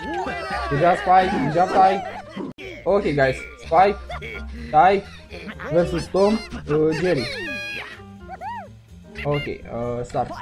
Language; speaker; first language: English; non-native, learner; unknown